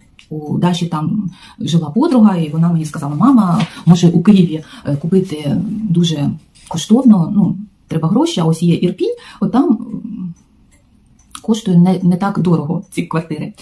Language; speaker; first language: Ukrainian; non-native, local second language; Russian